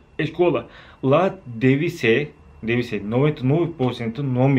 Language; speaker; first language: Portuguese; non-native, learner; Turkish